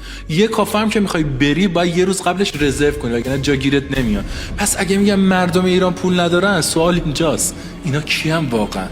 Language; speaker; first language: Persian; native; Persian